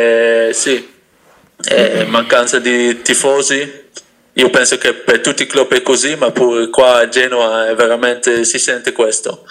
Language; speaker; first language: Italian; non-native, fluent; Dutch